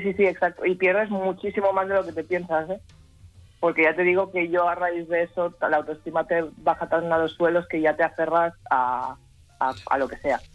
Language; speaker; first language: Spanish; native; Spanish